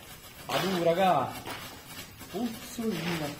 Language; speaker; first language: Italian; native; Italian